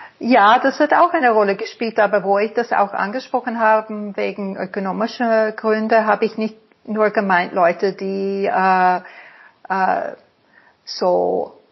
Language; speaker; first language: German; non-native, fluent; English